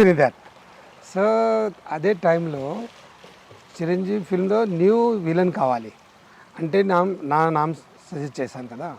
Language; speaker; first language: Telugu; non-native, learner; Marathi